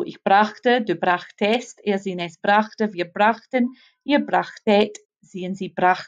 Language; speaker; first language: German; non-native, fluent; English